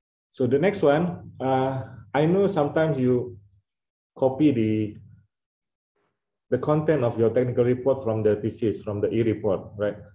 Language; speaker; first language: English; non-native, fluent; Indonesian